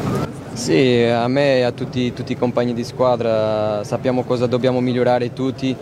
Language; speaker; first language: Italian; non-native, fluent; Portuguese